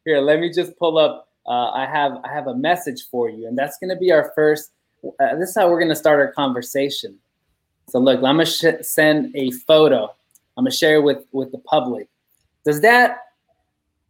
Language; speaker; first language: English; early bilingual, other home language; Spanish